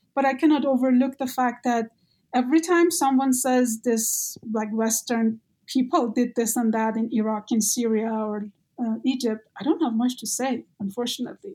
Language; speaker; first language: English; non-native, fluent; Persian